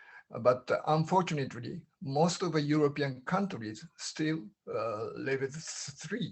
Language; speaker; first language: English; non-native, learner; Japanese